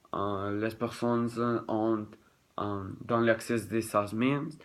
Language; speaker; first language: French; non-native, learner; Spanish